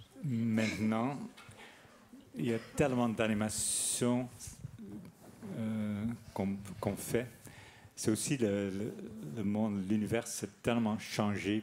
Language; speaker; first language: French; non-native, fluent; Dutch